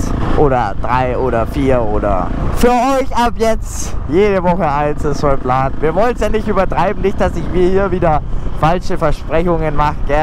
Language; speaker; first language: German; native; German